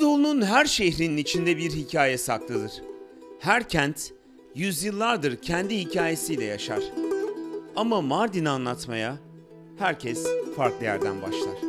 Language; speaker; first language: Turkish; native; Turkish